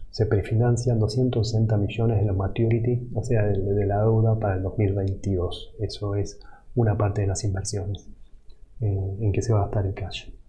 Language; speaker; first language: Spanish; native; Spanish